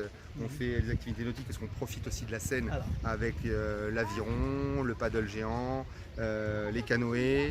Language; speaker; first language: French; native; French